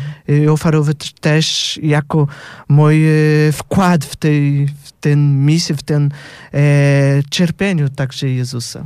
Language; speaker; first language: Polish; non-native, fluent; Portuguese